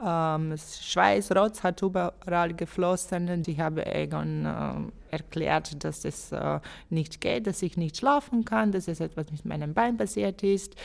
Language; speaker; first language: German; non-native, fluent; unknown